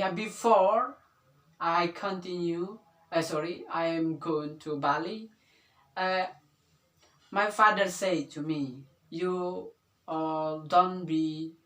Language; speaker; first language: English; non-native, learner; Indonesian